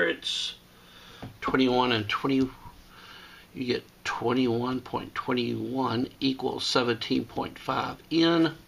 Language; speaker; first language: English; native; English